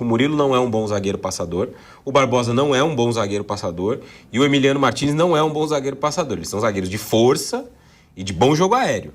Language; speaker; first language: Portuguese; native; Portuguese